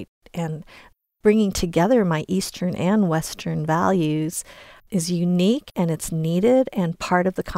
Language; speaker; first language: English; early bilingual, other home language; Chinese